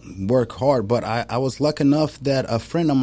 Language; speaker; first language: English; non-native, fluent; Portuguese